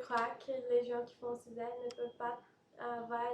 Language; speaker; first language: French; non-native, learner; Portuguese